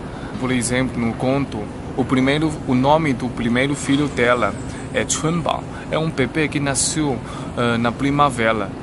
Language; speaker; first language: Portuguese; non-native, learner; Chinese